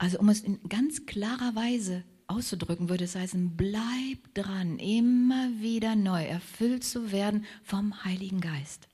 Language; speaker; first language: German; native; German